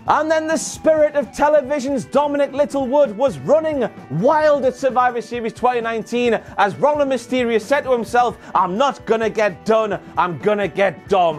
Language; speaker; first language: English; native; English